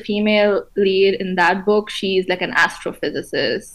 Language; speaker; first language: English; non-native, local second language; Hindi